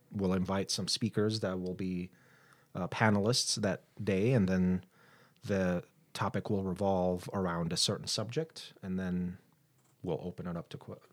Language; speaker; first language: English; non-native, fluent; Arabic